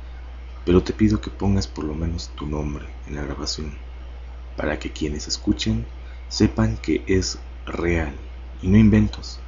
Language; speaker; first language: Spanish; native; Spanish